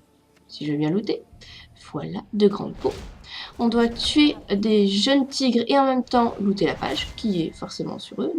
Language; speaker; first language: French; native; French